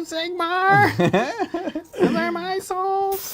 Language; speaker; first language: English; native; English